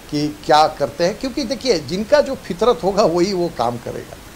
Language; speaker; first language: Hindi; native; Hindi